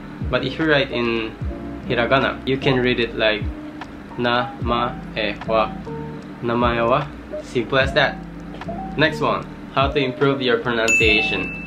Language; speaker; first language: English; non-native, fluent; Filipino